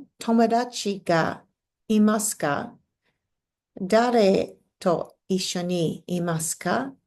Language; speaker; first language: Japanese; non-native, fluent; English